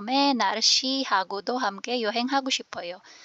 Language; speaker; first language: Korean; non-native, fluent; Filipino